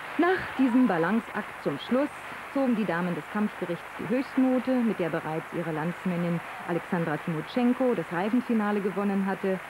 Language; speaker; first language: German; native; German